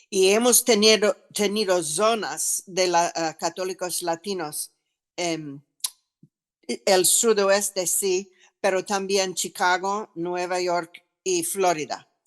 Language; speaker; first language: Spanish; non-native, fluent; English